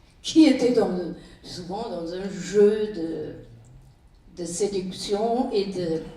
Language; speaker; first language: French; non-native, fluent; German